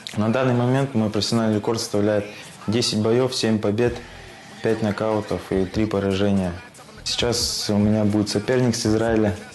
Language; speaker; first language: Russian; native; Russian